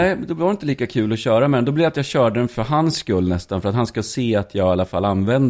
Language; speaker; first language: Swedish; native; Swedish